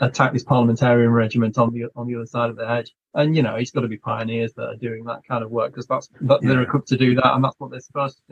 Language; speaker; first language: English; native; English